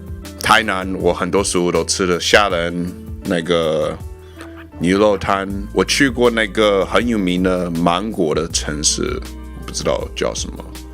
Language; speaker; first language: Chinese; non-native, learner; English